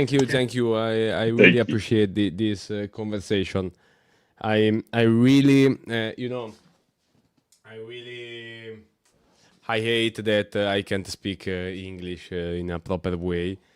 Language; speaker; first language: English; non-native, learner; Italian